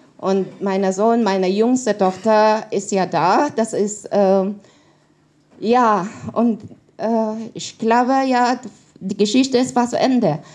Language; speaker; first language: German; non-native, learner; Filipino